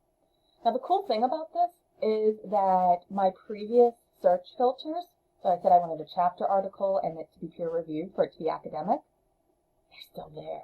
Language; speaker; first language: English; native; English